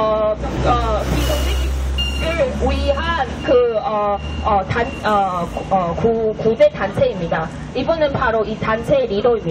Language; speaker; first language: Korean; non-native, fluent; Chinese